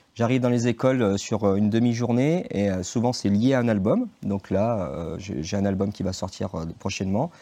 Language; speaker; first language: French; native; French